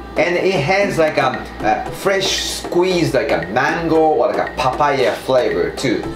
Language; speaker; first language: English; non-native, fluent; Japanese